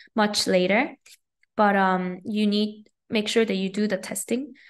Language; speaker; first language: English; native; English